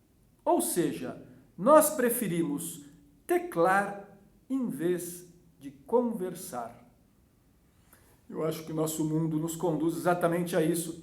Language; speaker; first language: Portuguese; native; Portuguese